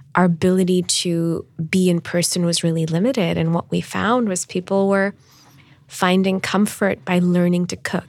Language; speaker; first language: English; non-native, local second language; Urdu